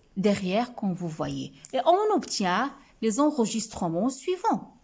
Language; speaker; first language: French; non-native, local second language; Arabic